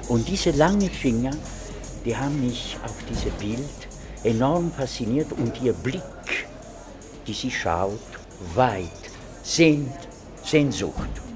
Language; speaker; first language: German; non-native, fluent; Italian